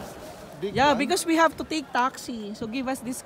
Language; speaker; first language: English; non-native, learner; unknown